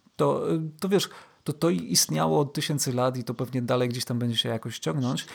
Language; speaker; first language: Polish; native; Polish